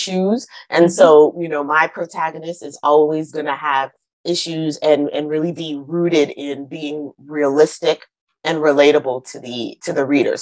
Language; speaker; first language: English; early bilingual, other home language; Akan